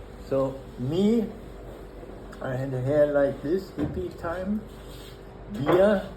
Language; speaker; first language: English; non-native, fluent; German